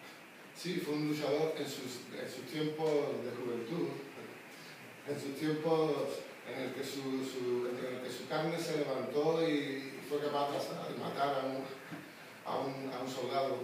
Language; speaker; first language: Spanish; native; Spanish